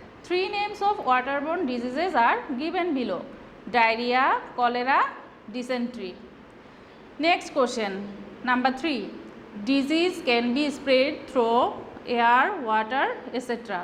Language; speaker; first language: English; non-native, local second language; Bangla